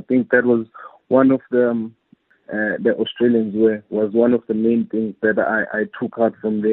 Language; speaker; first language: English; non-native, local second language; Zulu